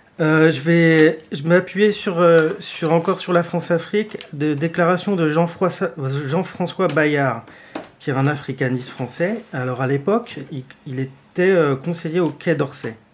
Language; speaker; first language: French; native; French